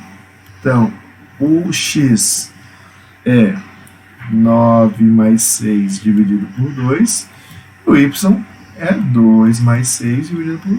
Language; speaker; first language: Portuguese; native; Portuguese